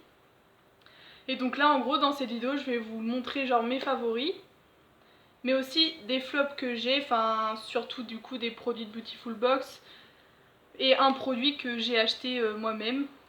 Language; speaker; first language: French; native; French